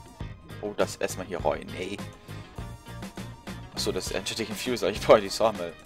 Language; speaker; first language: German; native; German